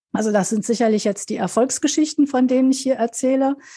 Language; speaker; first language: German; native; German